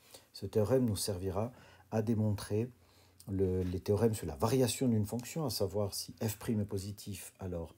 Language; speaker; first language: French; native; French